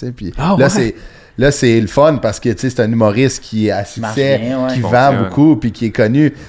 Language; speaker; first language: French; native; French